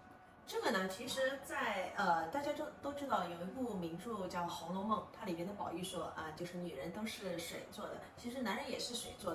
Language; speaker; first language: Chinese; native; Chinese